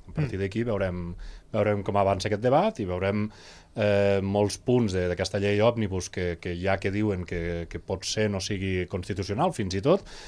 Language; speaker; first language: Catalan; native; Catalan